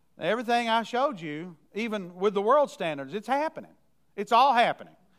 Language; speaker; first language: English; native; English